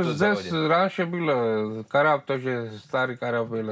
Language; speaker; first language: Russian; non-native, local second language; Georgian